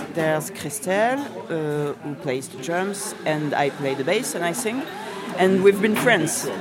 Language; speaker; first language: English; non-native, fluent; French